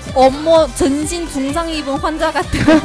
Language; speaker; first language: Korean; non-native, fluent; Chinese